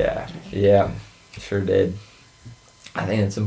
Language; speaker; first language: English; native; English